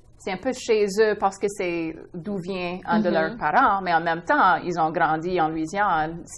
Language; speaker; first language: French; non-native, local second language; English